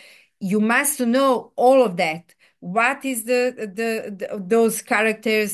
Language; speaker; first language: English; non-native, fluent; Serbian